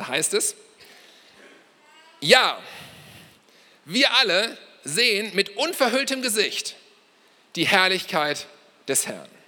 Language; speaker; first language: German; native; German